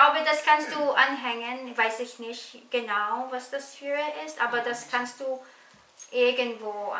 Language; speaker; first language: German; non-native, learner; Filipino